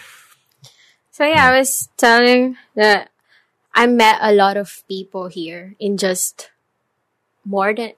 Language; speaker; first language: English; non-native, local second language; Filipino